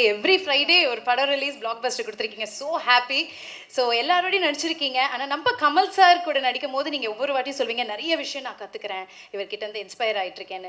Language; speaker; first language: Tamil; native; Tamil